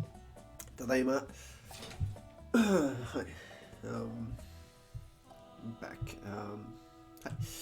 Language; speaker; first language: Japanese; non-native, learner; Spanish